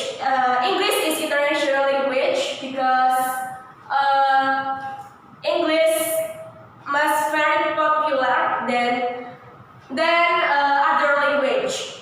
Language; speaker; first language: English; non-native, learner; Indonesian